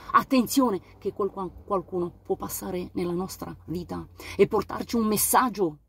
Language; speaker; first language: Italian; non-native, fluent; Romanian